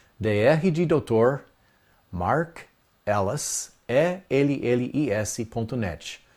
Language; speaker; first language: Portuguese; non-native, fluent; English